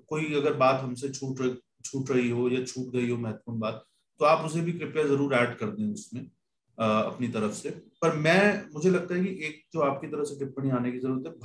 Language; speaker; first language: Hindi; native; Hindi